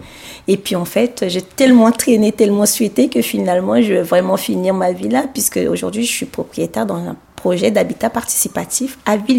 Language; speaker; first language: French; non-native, local second language; Sango